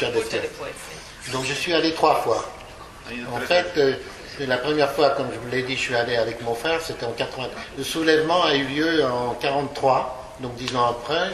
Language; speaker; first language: French; early bilingual, other home language; Polish